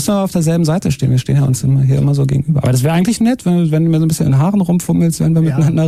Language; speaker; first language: German; native; German